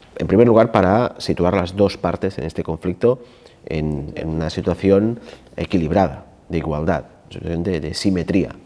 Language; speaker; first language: Spanish; non-native, local second language; Catalan